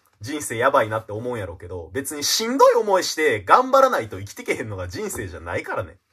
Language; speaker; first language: Japanese; native; Japanese